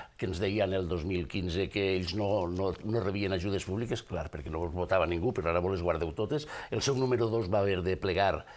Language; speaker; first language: Catalan; native; Catalan